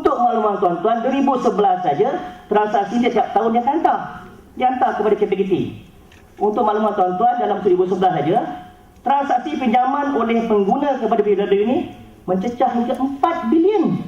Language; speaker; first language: Malay; native; Malay